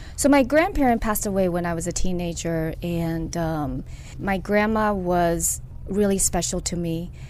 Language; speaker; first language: English; early bilingual, other home language; Chinese